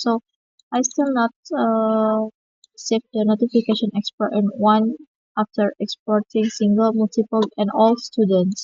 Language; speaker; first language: English; non-native, learner; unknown